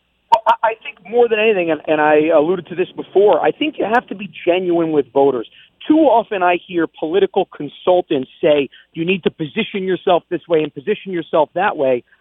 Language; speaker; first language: English; native; English